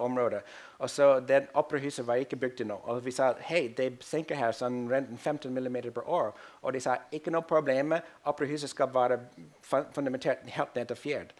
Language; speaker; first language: Norwegian; non-native, fluent; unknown